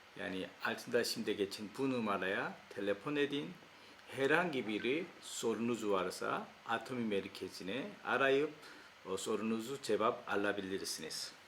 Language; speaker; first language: Turkish; non-native, fluent; Korean